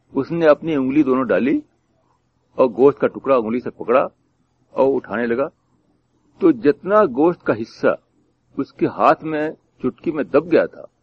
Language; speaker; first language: Urdu; native; Urdu